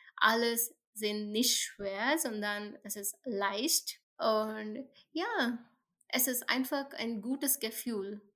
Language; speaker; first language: German; non-native, fluent; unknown